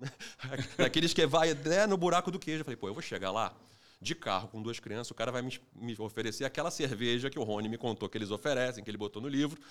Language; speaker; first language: Portuguese; native; Portuguese